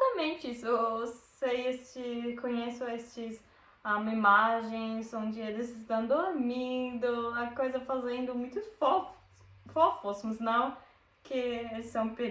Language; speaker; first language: Portuguese; non-native, learner; German